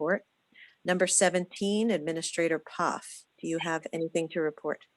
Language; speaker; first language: English; native; English